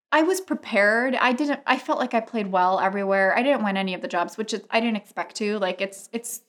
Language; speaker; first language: English; non-native, fluent; Spanish